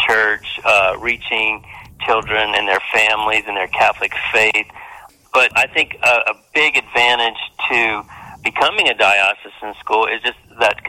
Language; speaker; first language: English; native; English